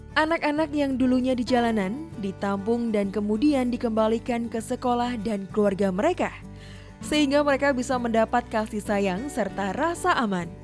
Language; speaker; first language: Indonesian; native; Indonesian